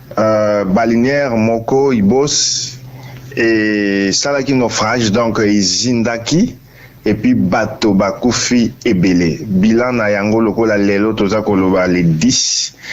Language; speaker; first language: Lingala; native; Lingala